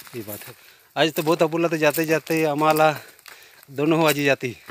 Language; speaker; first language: Hindi; non-native, local second language; Gujarati